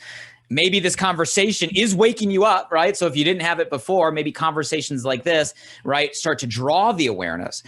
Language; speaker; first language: English; native; English